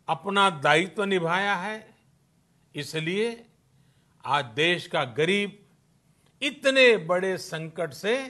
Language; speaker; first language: Hindi; non-native, local second language; Gujarati